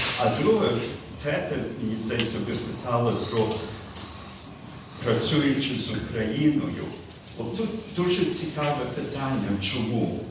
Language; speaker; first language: Ukrainian; early bilingual, heritage; Ukrainian